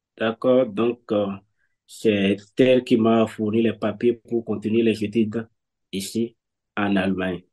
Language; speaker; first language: French; non-native, local second language; Fon